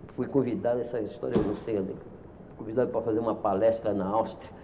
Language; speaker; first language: Portuguese; native; Portuguese